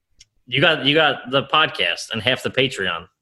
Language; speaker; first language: English; native; English